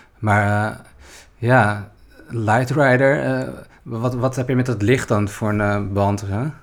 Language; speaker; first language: Dutch; native; Dutch